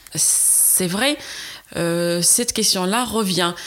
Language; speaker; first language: French; non-native, local second language; Arabic